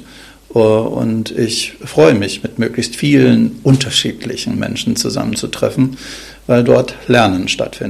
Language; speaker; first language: German; native; German